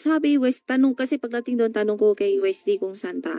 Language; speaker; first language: Filipino; non-native, learner; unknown